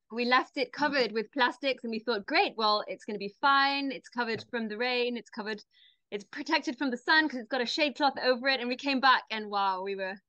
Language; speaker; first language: English; native; English